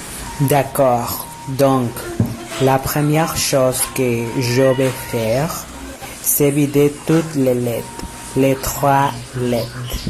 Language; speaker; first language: French; non-native, learner; Spanish